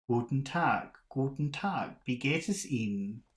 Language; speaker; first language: German; non-native, learner; English